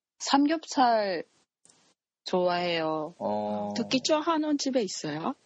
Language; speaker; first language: Korean; non-native, learner; Japanese